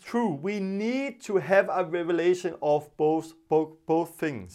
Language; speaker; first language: English; non-native, fluent; Danish